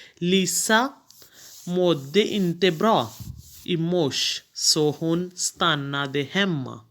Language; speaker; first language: Swedish; non-native, fluent; Urdu